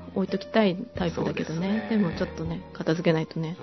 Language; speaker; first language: Japanese; native; Japanese